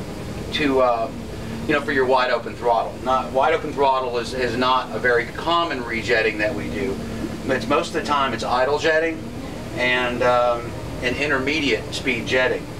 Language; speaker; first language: English; native; English